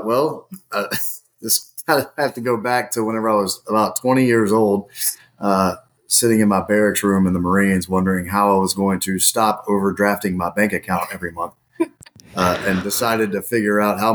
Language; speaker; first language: English; native; English